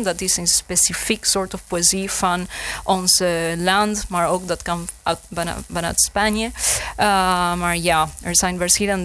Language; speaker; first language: Dutch; non-native, learner; Spanish